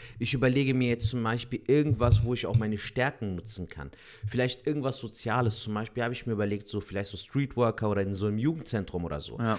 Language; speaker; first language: German; early bilingual, other home language; Turkish